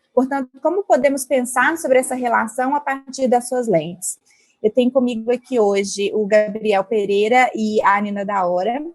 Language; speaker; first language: Portuguese; native; Portuguese